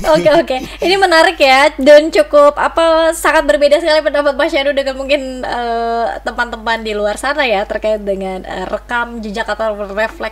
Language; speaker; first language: Indonesian; native; Indonesian